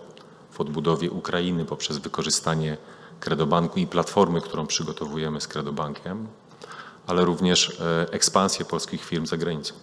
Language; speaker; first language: Polish; native; Polish